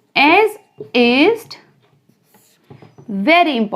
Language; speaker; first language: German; non-native, fluent; Hindi